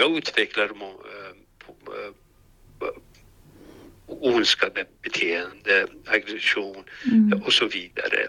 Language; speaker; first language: Swedish; non-native, fluent; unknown